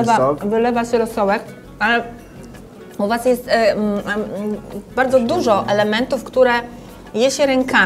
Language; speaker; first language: Polish; native; Polish